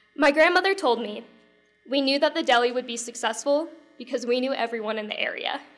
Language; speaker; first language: English; native; English